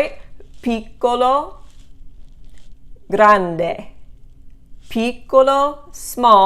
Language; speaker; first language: Italian; non-native, fluent; English